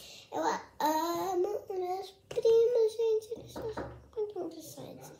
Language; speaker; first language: Portuguese; early bilingual, heritage; Portuguese